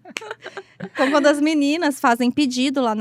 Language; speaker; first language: Portuguese; native; Portuguese